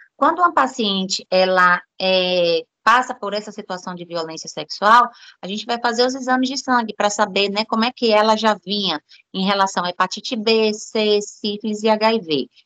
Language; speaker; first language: Portuguese; native; Portuguese